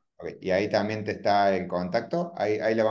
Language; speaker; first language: Spanish; native; Spanish